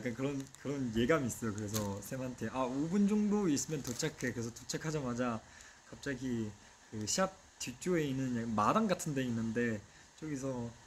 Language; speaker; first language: Korean; non-native, fluent; Chinese